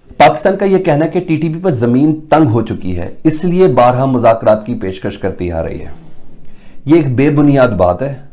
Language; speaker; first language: Urdu; native; Urdu